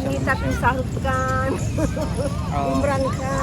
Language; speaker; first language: English; non-native, learner; Indonesian